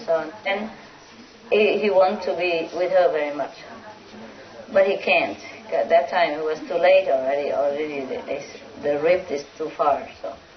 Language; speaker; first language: English; non-native, fluent; Vietnamese